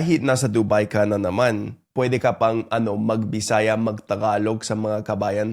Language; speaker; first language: Filipino; non-native, fluent; English